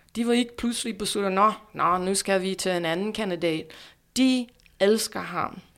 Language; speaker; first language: Danish; non-native, fluent; English